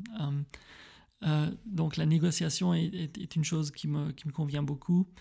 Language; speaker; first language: French; early bilingual, heritage; French